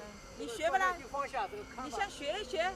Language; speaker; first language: Chinese; native; Chinese